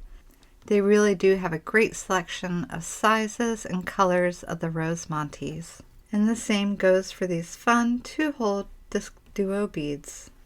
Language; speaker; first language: English; native; English